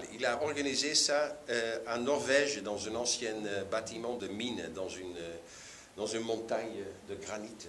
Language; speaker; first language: French; non-native, learner; Dutch